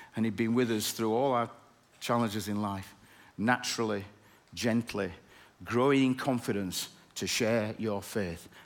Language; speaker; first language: English; native; English